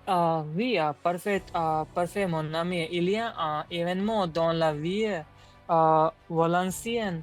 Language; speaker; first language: French; non-native, learner; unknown